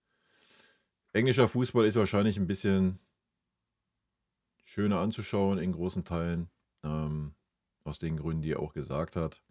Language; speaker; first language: German; native; German